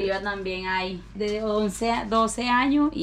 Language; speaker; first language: Spanish; native; Spanish